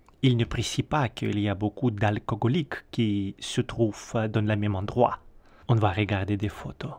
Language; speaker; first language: French; non-native, learner; Russian